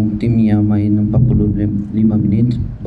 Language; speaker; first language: Indonesian; non-native, fluent; Portuguese